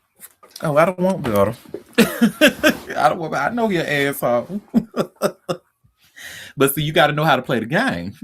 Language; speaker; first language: English; native; English